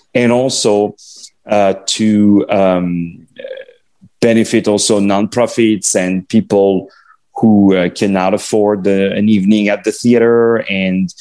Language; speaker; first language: English; non-native, fluent; French